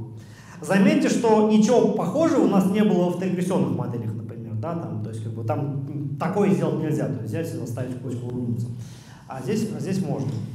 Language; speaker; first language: Russian; native; Russian